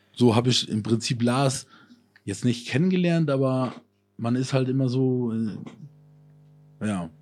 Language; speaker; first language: German; native; German